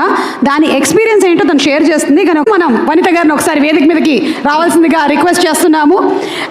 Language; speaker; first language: Telugu; native; Telugu